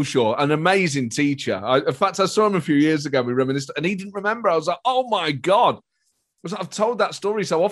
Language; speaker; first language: English; native; English